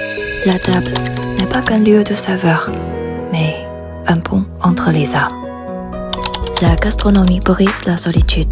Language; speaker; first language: French; non-native, fluent; Chinese